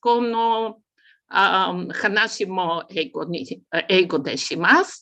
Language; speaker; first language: Japanese; non-native, learner; Bulgarian